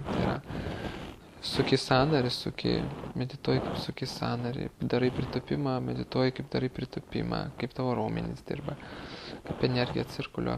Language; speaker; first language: Lithuanian; native; Lithuanian